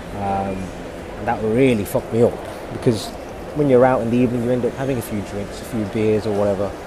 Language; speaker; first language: English; native; English